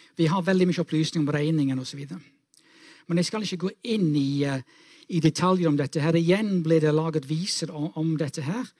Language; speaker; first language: Norwegian; non-native, fluent; English